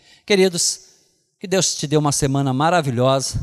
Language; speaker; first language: Portuguese; native; Portuguese